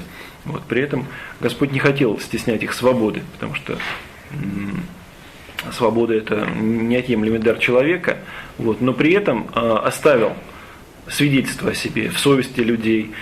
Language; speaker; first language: Russian; native; Russian